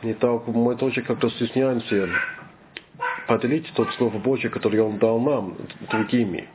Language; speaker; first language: Russian; non-native, learner; English